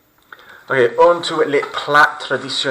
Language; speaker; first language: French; non-native, fluent; English